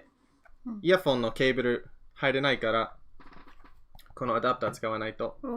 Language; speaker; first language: Japanese; non-native, learner; English